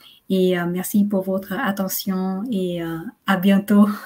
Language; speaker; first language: French; non-native, fluent; Vietnamese